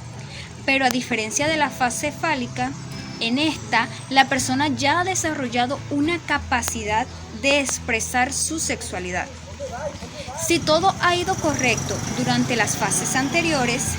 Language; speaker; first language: Spanish; native; Spanish